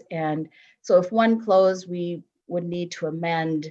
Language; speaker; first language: English; native; English